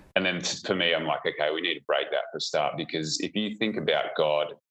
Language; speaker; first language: English; native; English